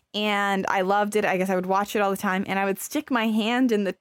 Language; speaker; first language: English; native; English